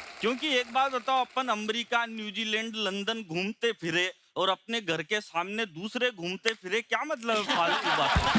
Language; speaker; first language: Hindi; native; Hindi